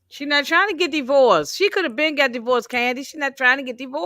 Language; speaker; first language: English; native; English